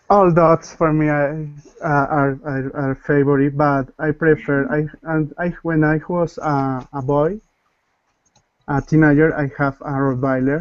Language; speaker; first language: English; non-native, learner; Spanish